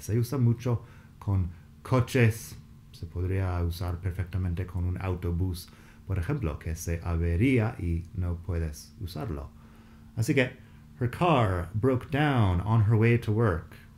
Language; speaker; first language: Spanish; non-native, fluent; English